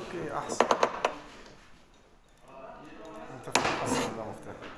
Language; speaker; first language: Arabic; non-native, learner; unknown